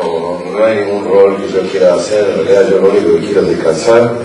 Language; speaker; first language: Spanish; native; Spanish